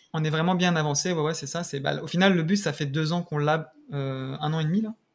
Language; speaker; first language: French; native; French